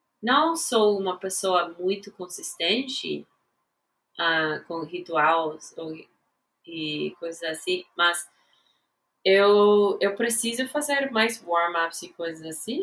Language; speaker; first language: Portuguese; non-native, fluent; English